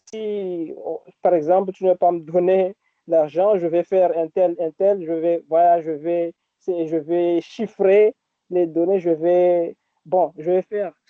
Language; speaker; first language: French; non-native, local second language; Arabic